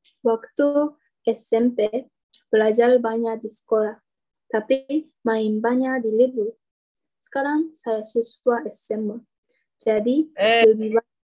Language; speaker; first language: Indonesian; non-native, learner; Japanese